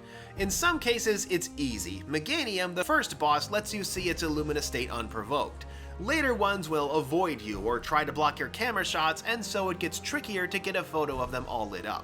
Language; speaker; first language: English; native; English